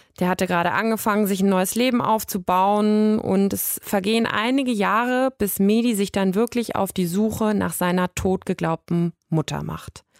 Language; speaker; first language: German; native; German